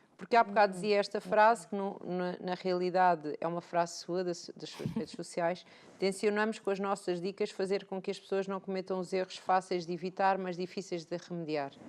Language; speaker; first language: Portuguese; native; Portuguese